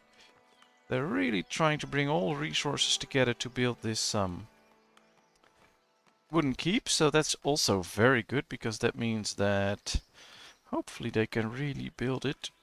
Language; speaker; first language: English; non-native, fluent; Dutch